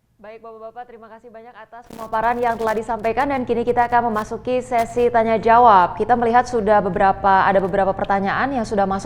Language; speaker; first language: Indonesian; native; Indonesian